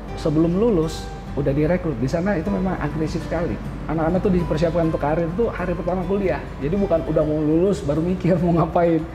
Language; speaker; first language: Indonesian; native; Indonesian